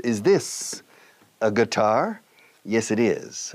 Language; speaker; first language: English; native; English